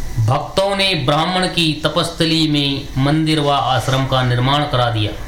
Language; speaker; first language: Hindi; early bilingual, heritage; Hindi